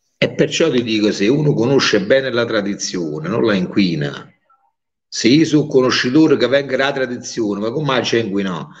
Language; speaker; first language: Italian; native; Italian